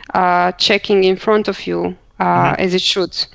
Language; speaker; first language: English; non-native, fluent; Croatian